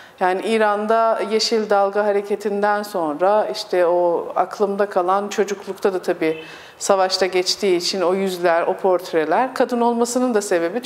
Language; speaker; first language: Turkish; non-native, fluent; Persian